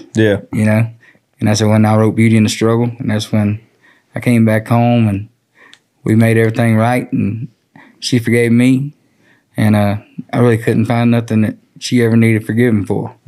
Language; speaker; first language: English; native; English